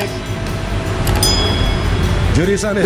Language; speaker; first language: Japanese; non-native, fluent; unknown